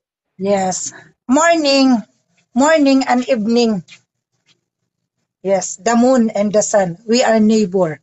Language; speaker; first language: English; non-native, learner; Filipino